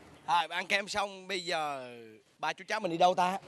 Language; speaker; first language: Vietnamese; native; Vietnamese